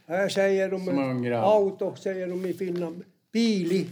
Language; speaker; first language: Swedish; non-native, local second language; Finnish